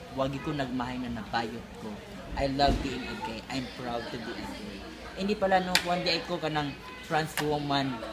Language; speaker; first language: Cebuano; non-native, local second language; Maranao